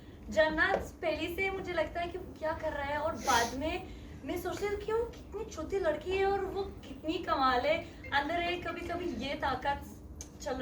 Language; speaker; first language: Hindi; non-native, learner; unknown